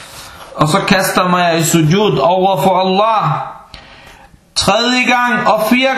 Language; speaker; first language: Danish; early bilingual, other home language; Arabic